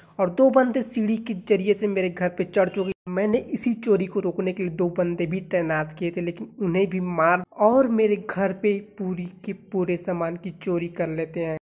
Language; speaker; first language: Hindi; native; Hindi